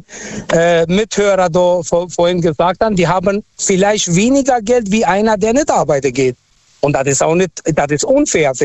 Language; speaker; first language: German; non-native, fluent; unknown